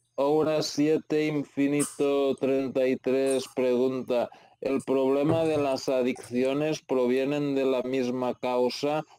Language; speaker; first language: Spanish; native; Spanish